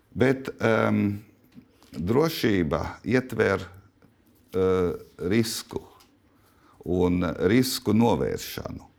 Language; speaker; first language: Latvian; native; Latvian